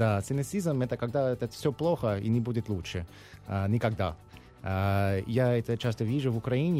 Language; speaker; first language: Russian; non-native, learner; English